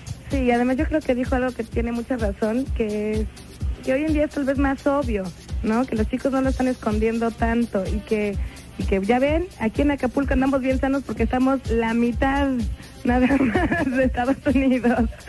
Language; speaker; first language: Spanish; native; Spanish